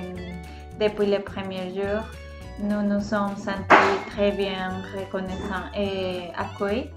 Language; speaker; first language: French; non-native, fluent; Spanish